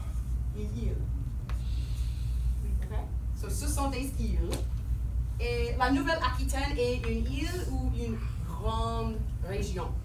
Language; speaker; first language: French; non-native, fluent; English